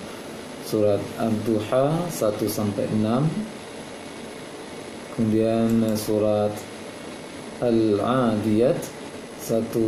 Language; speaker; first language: Indonesian; native; Indonesian